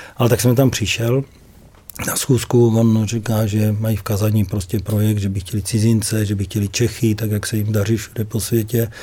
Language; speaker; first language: Czech; native; Czech